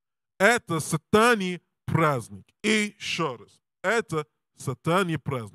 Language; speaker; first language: Russian; non-native, learner; English